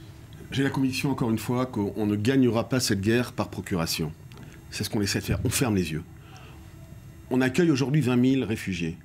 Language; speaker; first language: French; native; French